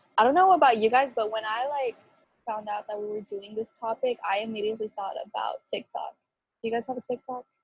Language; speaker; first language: English; native; English